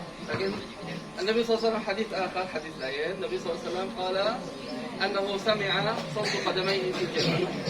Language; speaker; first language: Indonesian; non-native, learner; Arabic